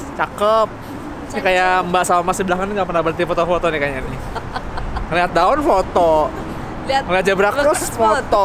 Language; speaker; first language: Indonesian; native; Indonesian